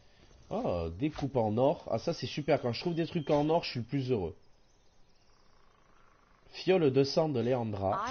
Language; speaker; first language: French; native; French